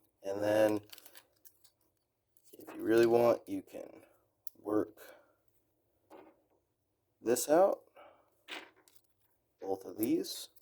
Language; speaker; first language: English; native; English